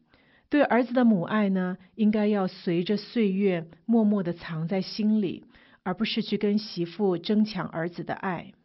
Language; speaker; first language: Chinese; native; Chinese